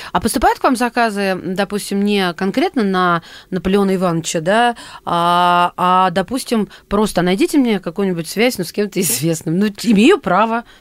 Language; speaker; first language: Russian; native; Russian